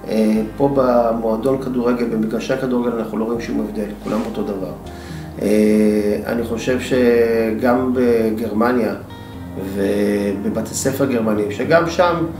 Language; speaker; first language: Hebrew; native; Hebrew